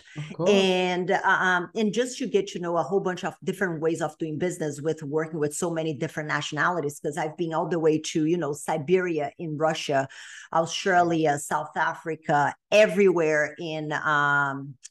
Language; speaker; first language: English; non-native, fluent; Portuguese